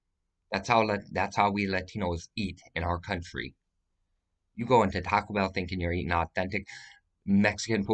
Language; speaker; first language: English; native; English